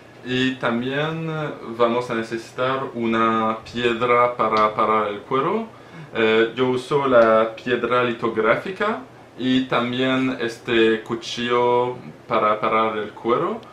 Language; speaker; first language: Spanish; non-native, learner; French